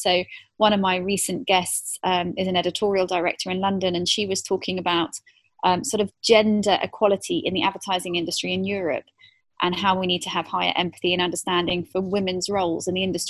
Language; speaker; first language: English; native; English